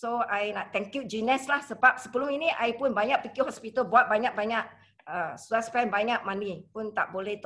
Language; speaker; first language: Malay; non-native, local second language; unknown